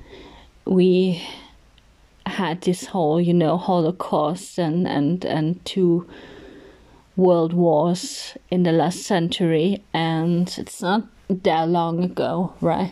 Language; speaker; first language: English; non-native, fluent; German